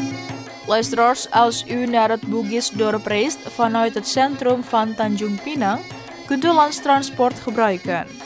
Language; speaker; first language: Dutch; non-native, fluent; Indonesian